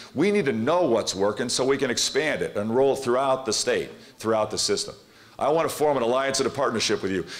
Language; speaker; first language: English; native; English